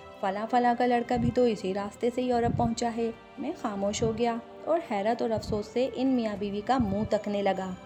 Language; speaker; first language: Urdu; non-native, local second language; Punjabi